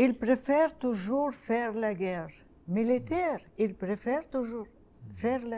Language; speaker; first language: French; non-native, learner; Russian